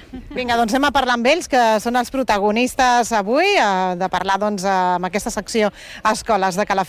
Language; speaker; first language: Catalan; native; Catalan